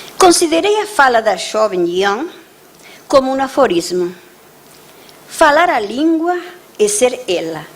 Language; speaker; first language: Portuguese; non-native, fluent; Spanish